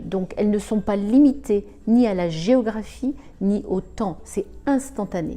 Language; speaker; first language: French; native; French